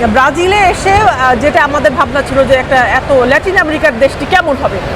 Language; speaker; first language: Bangla; native; Bangla